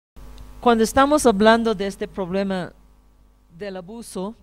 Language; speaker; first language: Spanish; non-native, fluent; English